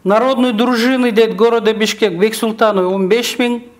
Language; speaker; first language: Russian; non-native, local second language; Kyrgyz